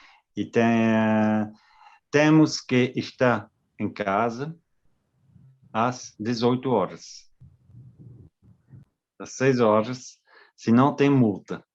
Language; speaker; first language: Portuguese; non-native, fluent; French